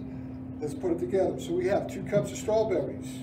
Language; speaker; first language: English; native; English